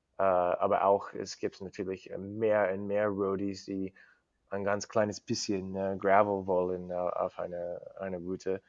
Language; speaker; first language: German; non-native, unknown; English